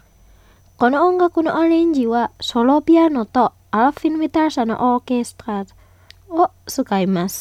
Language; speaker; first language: Japanese; non-native, fluent; Indonesian